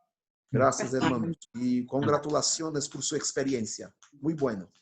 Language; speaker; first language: Spanish; non-native, fluent; Portuguese